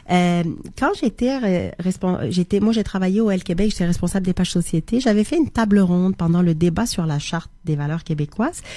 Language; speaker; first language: French; non-native, local second language; Arabic